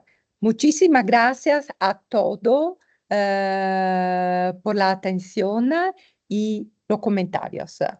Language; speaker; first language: Spanish; non-native, fluent; Italian